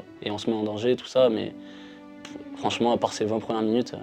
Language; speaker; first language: French; native; French